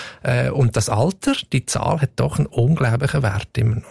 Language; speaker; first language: German; native; German